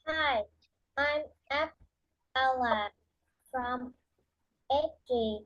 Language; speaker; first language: English; non-native, learner; Vietnamese